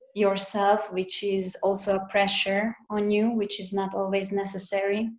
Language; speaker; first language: English; non-native, fluent; Hungarian